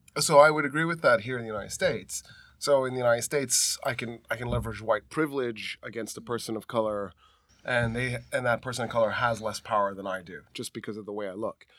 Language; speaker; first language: English; early bilingual, other home language; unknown